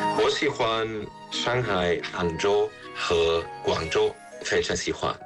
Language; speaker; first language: Chinese; non-native, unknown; German